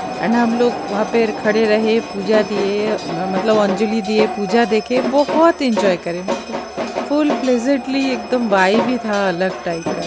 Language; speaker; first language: Hindi; non-native, local second language; Bangla